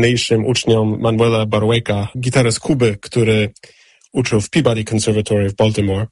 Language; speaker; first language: Polish; non-native, fluent; English